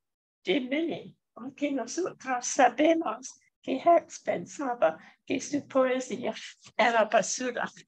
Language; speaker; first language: Spanish; non-native, fluent; English